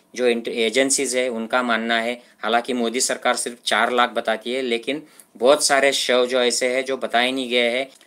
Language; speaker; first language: Hindi; non-native, local second language; Marathi